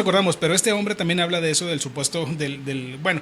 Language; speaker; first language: Spanish; native; Spanish